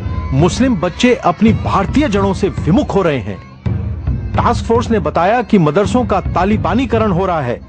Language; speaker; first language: Hindi; native; Hindi